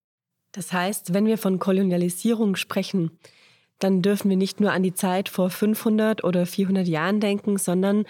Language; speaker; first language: German; native; German